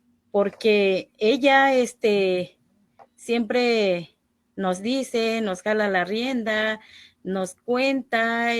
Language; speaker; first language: Spanish; non-native, local second language; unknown